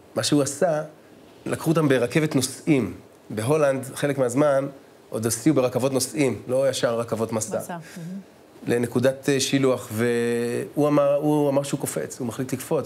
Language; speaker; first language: Hebrew; native; Hebrew